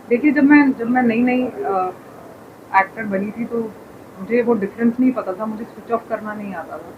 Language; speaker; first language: Hindi; native; Hindi